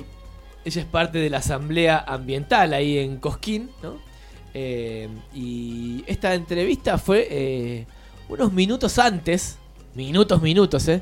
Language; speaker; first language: Spanish; native; Spanish